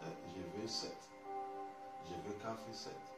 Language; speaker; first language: French; non-native, learner; English